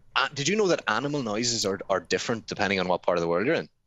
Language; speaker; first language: English; native; English